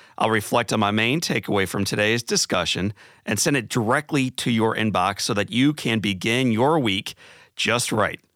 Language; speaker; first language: English; native; English